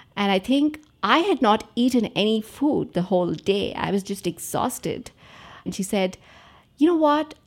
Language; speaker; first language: English; non-native, local second language; Telugu